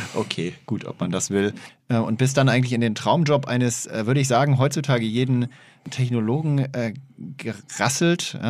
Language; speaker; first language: German; native; German